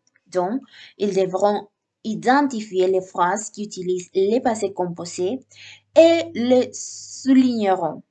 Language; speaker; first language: French; non-native, learner; Spanish